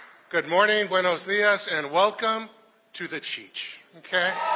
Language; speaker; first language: English; native; English